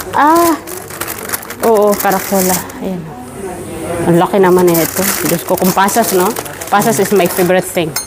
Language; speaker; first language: Filipino; non-native, local second language; Waray